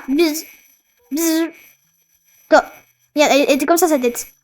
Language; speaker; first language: French; native; French